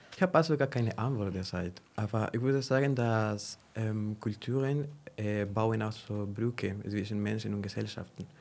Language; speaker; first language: German; non-native, fluent; Spanish